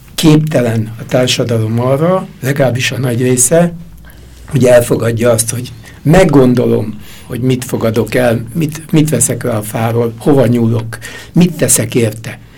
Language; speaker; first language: Hungarian; native; Hungarian